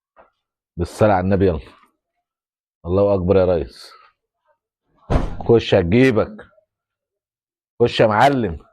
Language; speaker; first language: Arabic; native; Arabic